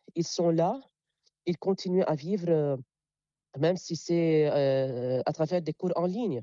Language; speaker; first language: French; non-native, local second language; Arabic